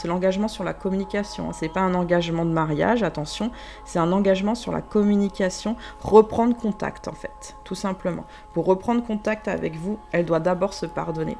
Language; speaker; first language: French; native; French